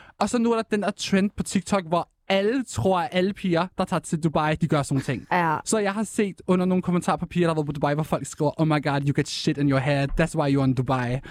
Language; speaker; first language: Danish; early bilingual, other home language; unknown